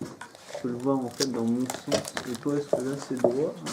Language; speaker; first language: French; native; French